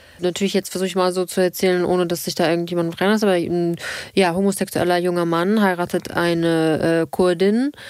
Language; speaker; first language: German; native; German